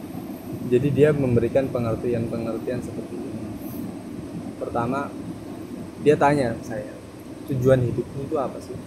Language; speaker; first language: Indonesian; non-native, fluent; German